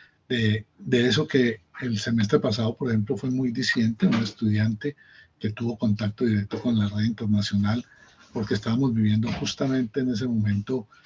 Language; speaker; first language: Spanish; native; Spanish